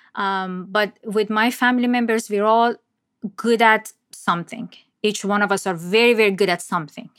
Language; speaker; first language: English; non-native, fluent; Persian